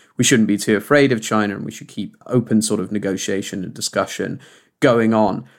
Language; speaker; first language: English; native; English